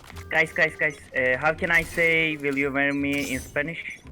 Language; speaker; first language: English; non-native, learner; Turkish